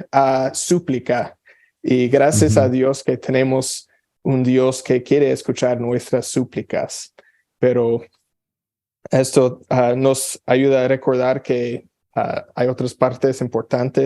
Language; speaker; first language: Spanish; non-native, fluent; English